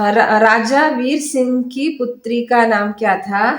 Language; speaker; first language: Hindi; non-native, local second language; Kannada